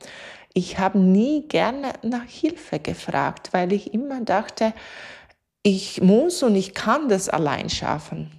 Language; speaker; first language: German; non-native, fluent; Latvian